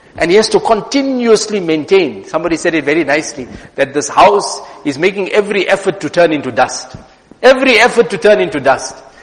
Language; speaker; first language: English; native; English